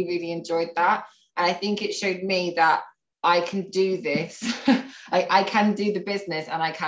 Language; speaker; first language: English; native; English